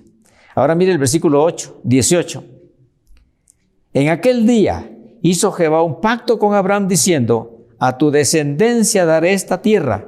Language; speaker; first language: Spanish; native; Spanish